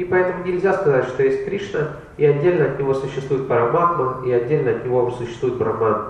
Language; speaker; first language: Russian; native; Russian